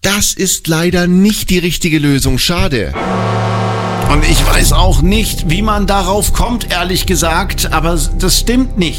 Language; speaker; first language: German; native; German